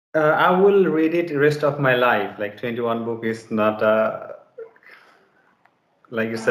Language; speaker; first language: English; non-native, learner; Bangla